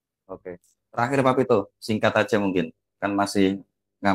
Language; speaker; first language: Indonesian; native; Indonesian